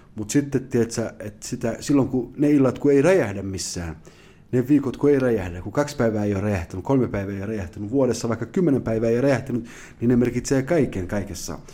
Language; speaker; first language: Finnish; early bilingual, other home language; Somali